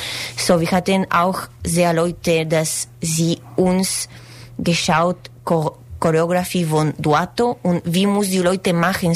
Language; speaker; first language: German; non-native, learner; Spanish